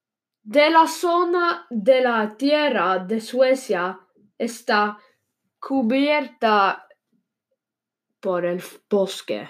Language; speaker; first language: Spanish; non-native, learner; Swedish